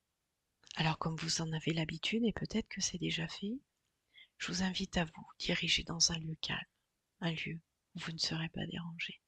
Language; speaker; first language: French; native; French